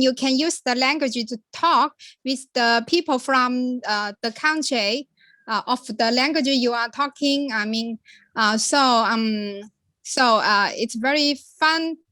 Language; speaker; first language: English; non-native, learner; Chinese